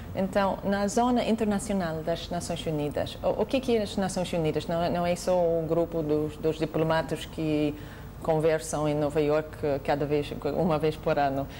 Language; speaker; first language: Portuguese; non-native, fluent; English